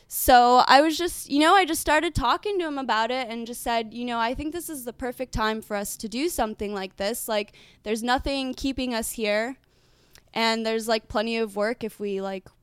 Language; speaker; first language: English; native; English